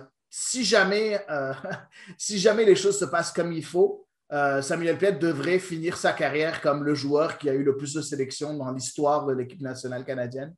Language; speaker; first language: French; native; French